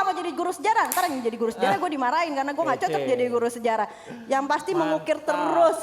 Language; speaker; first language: Indonesian; native; Indonesian